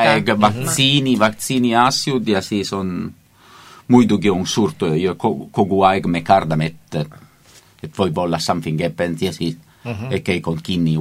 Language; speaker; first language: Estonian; non-native, learner; Italian